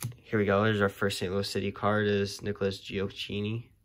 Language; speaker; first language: English; native; English